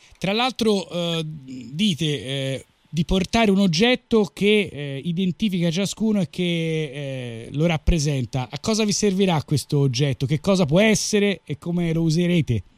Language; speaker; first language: Italian; native; Italian